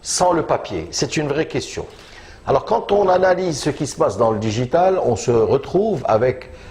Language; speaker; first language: French; non-native, local second language; Arabic